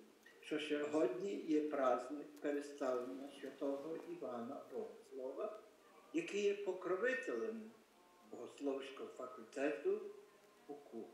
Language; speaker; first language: Ukrainian; early bilingual, heritage; Ukrainian